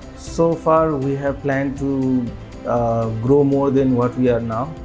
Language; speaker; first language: English; non-native, local second language; Nepali